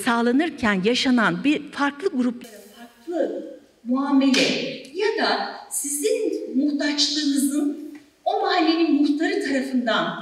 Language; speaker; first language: Turkish; native; Turkish